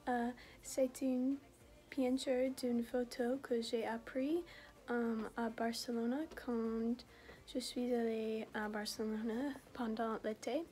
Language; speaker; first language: French; non-native, learner; English